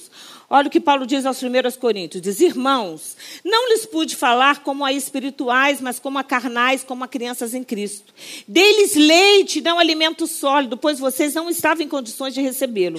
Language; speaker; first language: Portuguese; native; Portuguese